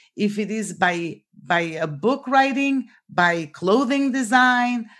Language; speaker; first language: English; non-native, fluent; Portuguese